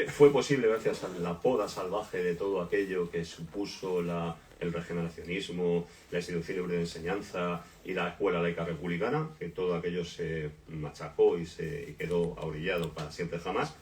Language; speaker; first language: Spanish; native; Spanish